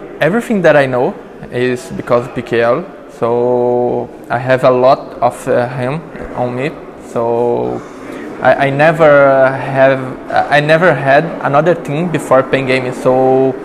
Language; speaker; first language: English; non-native, learner; Portuguese